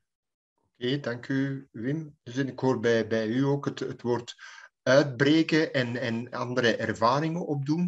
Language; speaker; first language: Dutch; native; Dutch